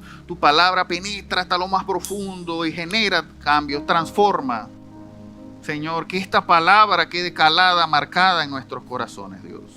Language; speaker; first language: Spanish; native; Spanish